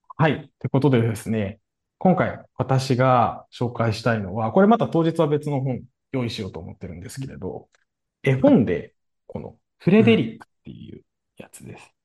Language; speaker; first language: Japanese; native; Japanese